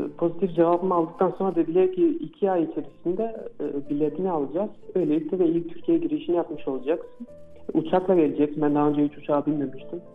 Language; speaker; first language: Turkish; non-native, fluent; Albanian